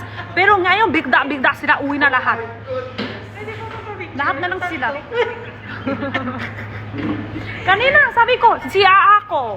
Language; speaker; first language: Filipino; non-native, learner; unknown